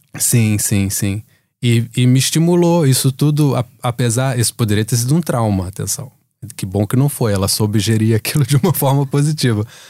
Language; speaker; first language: Portuguese; native; Portuguese